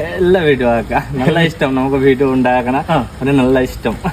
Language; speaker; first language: Malayalam; non-native, learner; Bangla